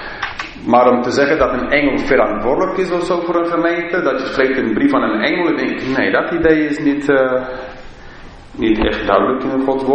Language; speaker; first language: Dutch; non-native, fluent; English